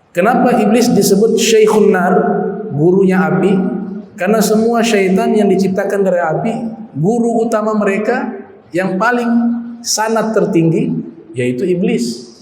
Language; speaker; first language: Malay; native; Malay